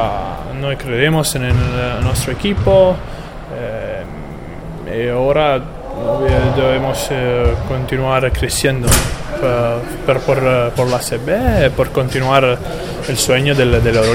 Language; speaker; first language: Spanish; non-native, learner; Italian